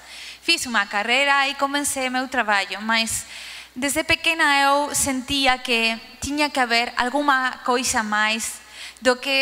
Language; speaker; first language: Portuguese; non-native, learner; Spanish